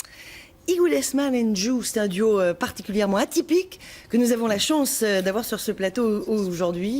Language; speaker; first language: French; native; French